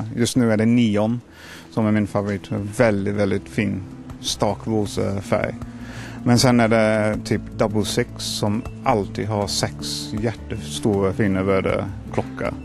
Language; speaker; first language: Swedish; non-native, fluent; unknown